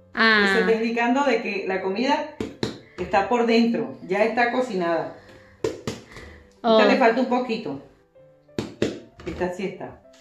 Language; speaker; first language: Spanish; native; Spanish